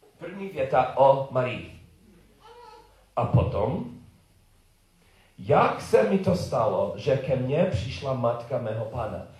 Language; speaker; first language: Czech; non-native, learner; English